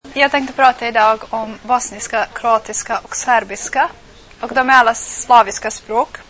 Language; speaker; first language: Swedish; non-native, fluent; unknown